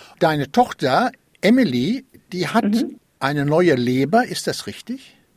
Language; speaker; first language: German; native; German